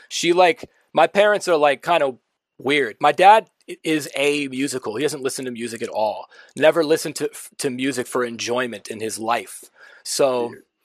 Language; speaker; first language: English; native; English